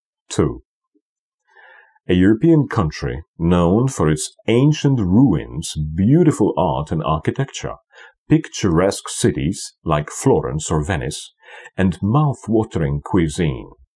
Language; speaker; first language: English; non-native, fluent; Polish